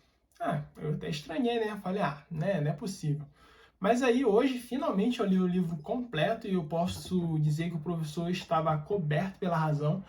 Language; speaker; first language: Portuguese; native; Portuguese